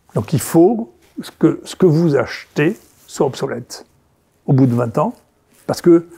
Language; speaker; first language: French; native; French